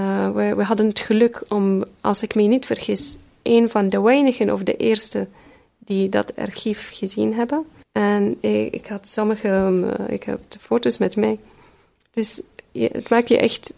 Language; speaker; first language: Dutch; early bilingual, other home language; Arabic